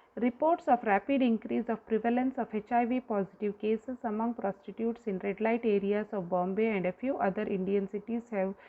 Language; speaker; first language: English; non-native, local second language; Kannada